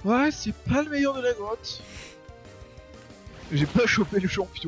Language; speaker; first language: French; native; French